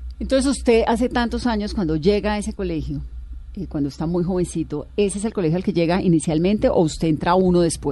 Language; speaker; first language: Spanish; native; Spanish